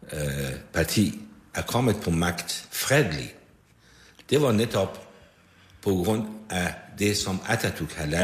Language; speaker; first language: Danish; non-native, fluent; Persian